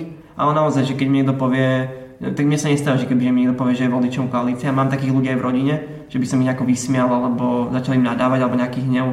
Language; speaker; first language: Slovak; native; Slovak